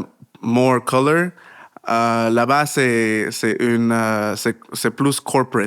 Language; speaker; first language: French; non-native, learner; Spanish